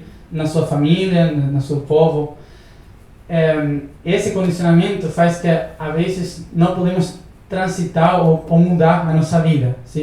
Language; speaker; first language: Portuguese; non-native, learner; Spanish